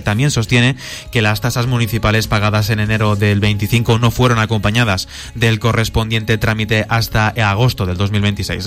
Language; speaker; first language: Spanish; native; Spanish